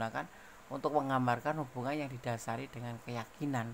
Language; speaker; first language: Indonesian; native; Indonesian